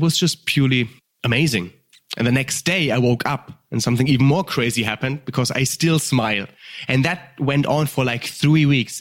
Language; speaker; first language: English; non-native, fluent; German